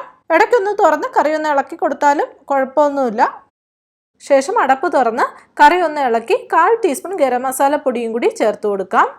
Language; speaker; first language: Malayalam; native; Malayalam